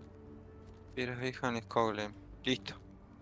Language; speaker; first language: Spanish; native; Spanish